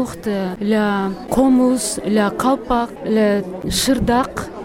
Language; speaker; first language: French; non-native, fluent; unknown